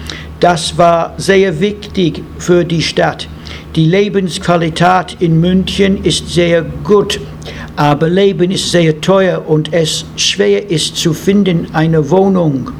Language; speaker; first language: German; non-native, learner; English